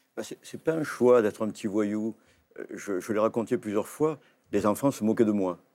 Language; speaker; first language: French; native; French